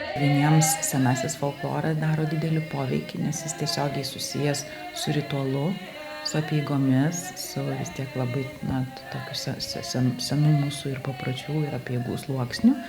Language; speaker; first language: Lithuanian; native; Lithuanian